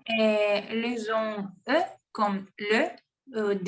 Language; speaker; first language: French; non-native, learner; Spanish